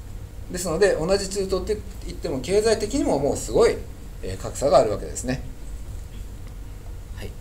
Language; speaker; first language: Japanese; native; Japanese